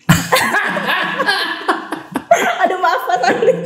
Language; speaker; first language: Indonesian; native; Indonesian